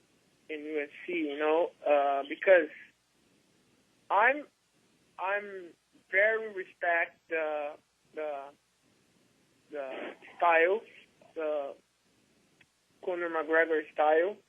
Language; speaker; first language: English; non-native, learner; Portuguese